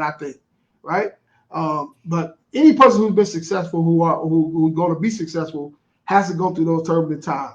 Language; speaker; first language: English; native; English